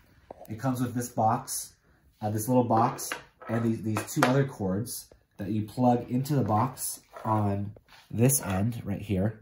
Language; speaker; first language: English; native; English